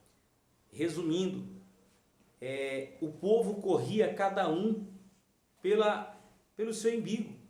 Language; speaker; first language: Portuguese; native; Portuguese